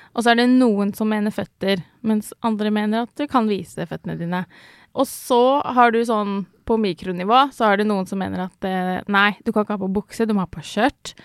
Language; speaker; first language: Norwegian; native; Norwegian